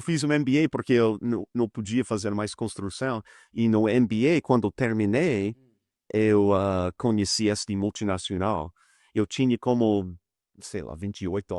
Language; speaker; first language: Portuguese; non-native, fluent; English